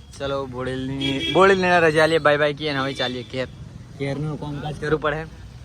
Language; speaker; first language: Gujarati; non-native, local second language; Rathawi